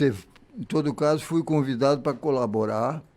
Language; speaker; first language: Portuguese; early bilingual, other home language; German